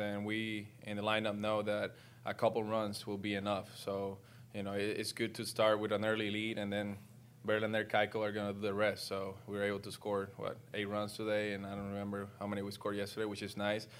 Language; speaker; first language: English; non-native, local second language; Spanish